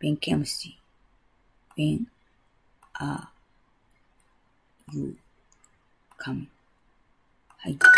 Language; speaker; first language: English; non-native, learner; Japanese